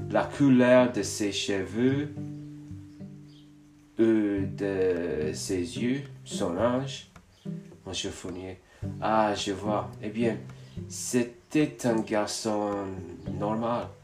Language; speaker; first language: French; non-native, learner; English